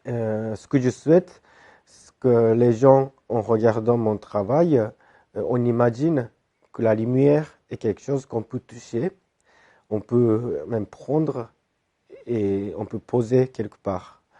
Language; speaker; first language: French; non-native, fluent; Japanese